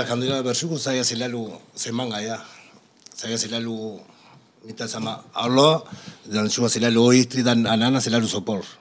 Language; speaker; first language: Indonesian; non-native, fluent; Spanish